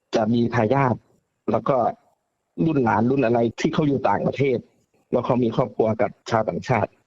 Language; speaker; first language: Thai; native; Thai